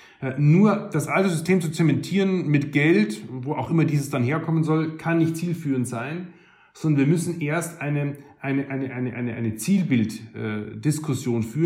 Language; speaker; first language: German; native; German